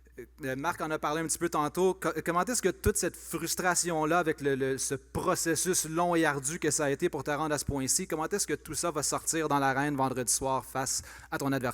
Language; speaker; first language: French; native; French